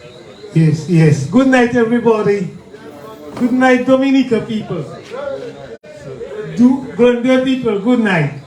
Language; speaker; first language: English; non-native, local second language; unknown